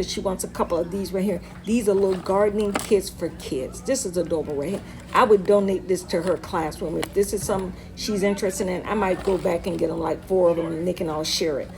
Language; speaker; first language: English; native; English